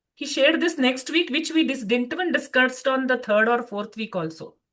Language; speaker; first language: English; non-native, local second language; Kannada